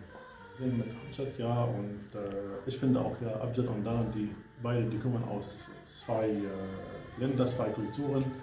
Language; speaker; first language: German; non-native, fluent; Arabic